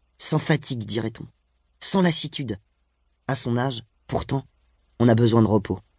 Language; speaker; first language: French; native; French